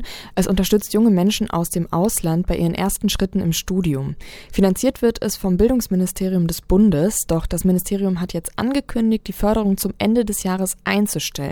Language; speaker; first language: German; native; German